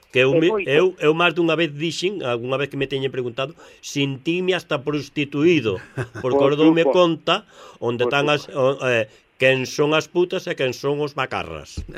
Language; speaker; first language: Galician; native; Galician